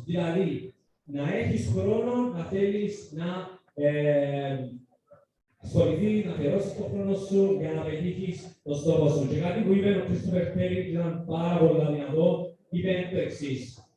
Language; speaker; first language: Greek; native; Greek